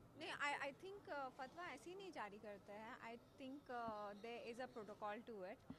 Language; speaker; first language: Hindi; early bilingual, heritage; Hindi